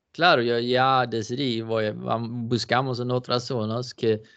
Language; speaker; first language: Spanish; non-native, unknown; Swedish